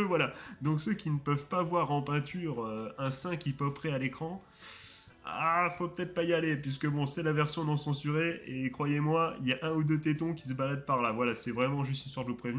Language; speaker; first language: French; native; French